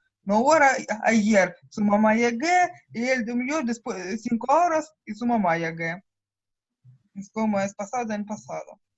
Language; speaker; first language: Spanish; non-native, learner; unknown